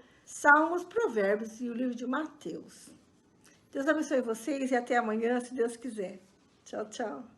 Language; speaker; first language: Portuguese; native; Portuguese